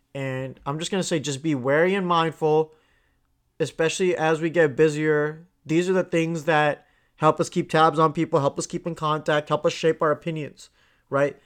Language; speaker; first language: English; non-native, local second language; Tamil